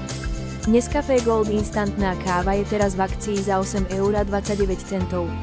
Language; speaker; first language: Slovak; native; Slovak